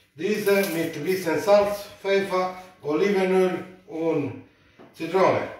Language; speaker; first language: German; non-native, learner; Italian